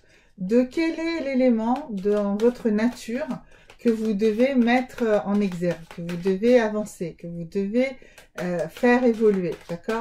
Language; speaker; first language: French; native; French